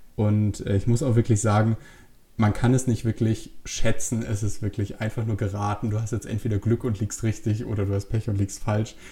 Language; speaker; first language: German; native; German